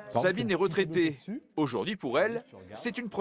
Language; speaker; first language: French; native; French